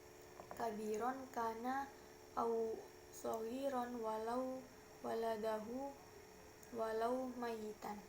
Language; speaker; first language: Arabic; non-native, learner; Indonesian